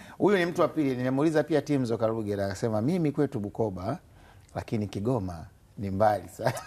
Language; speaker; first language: Swahili; native; Swahili